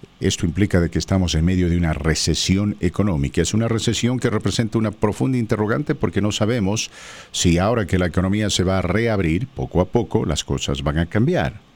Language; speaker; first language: Spanish; native; Spanish